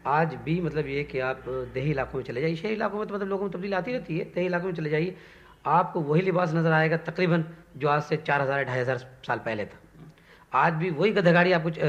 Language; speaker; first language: Urdu; non-native, local second language; Sindhi